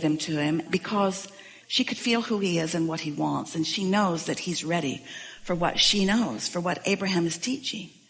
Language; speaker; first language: English; native; English